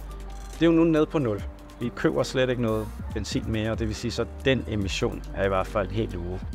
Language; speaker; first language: Danish; non-native, fluent; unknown